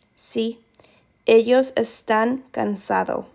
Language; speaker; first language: Spanish; non-native, fluent; English